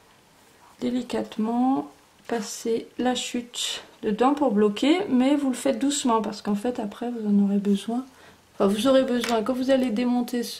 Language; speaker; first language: French; native; French